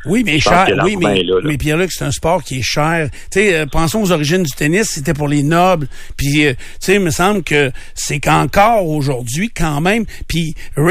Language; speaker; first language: French; native; French